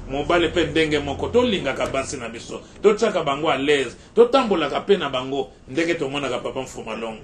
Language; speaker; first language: Lingala; native; Lingala